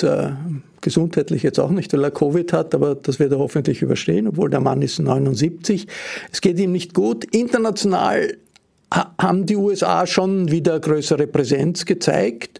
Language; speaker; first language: German; native; German